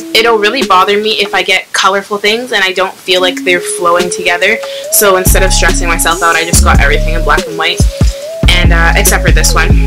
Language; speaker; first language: English; native; English